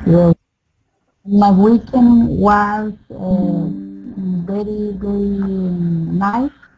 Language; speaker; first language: English; non-native, learner; Spanish